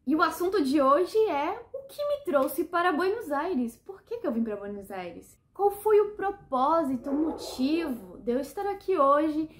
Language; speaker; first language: Portuguese; native; Portuguese